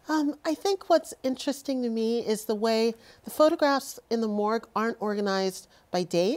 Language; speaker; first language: English; native; English